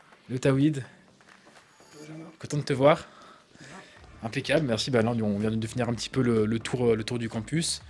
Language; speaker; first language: French; native; French